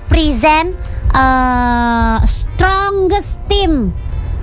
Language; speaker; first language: English; non-native, learner; Indonesian